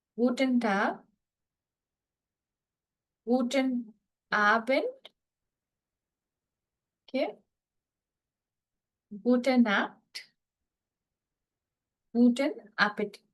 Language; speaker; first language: German; non-native, fluent; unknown